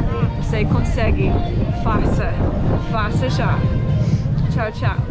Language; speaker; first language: Portuguese; non-native, fluent; English